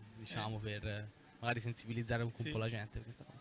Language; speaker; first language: Italian; native; Italian